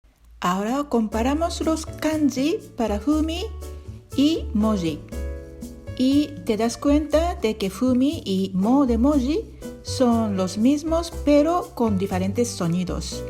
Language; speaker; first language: Spanish; non-native, fluent; Japanese